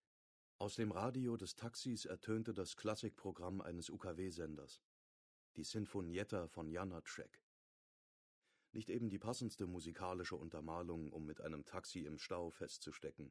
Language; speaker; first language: German; native; German